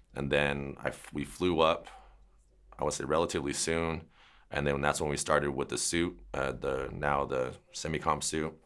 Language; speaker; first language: English; native; English